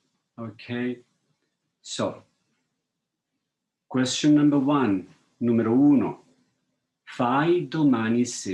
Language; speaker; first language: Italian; non-native, fluent; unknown